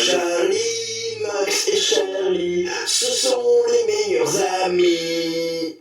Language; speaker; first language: French; native; French